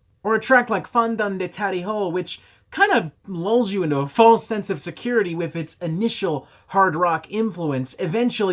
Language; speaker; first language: English; native; English